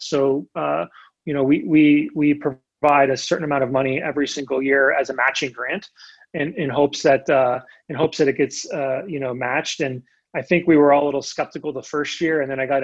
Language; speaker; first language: English; native; English